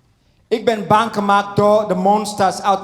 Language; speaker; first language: Dutch; non-native, fluent; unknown